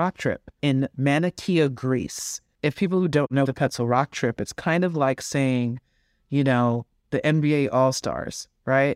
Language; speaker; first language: English; native; English